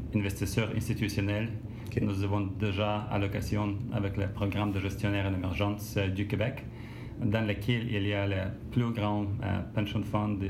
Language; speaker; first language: French; non-native, learner; Russian